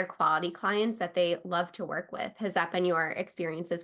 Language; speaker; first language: English; native; English